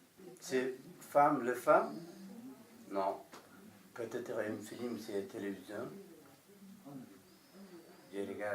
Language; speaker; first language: French; non-native, learner; Arabic